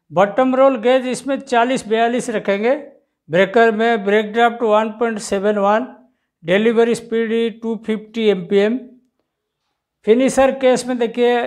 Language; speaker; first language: Hindi; non-native, local second language; Odia